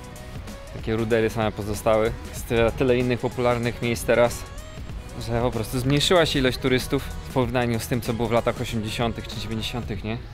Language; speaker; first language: Polish; native; Polish